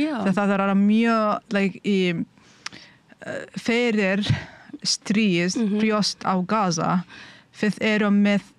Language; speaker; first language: Icelandic; non-native, learner; Arabic